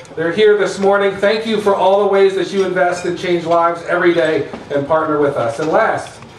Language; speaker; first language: English; native; English